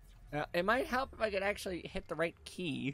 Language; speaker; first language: English; native; English